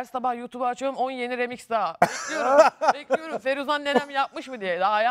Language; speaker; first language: Turkish; native; Turkish